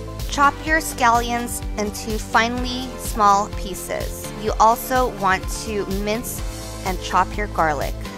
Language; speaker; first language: English; native; English